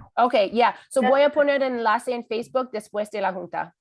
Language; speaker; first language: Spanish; non-native, learner; English